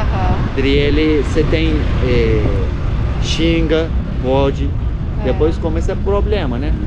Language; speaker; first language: Portuguese; non-native, learner; Turkish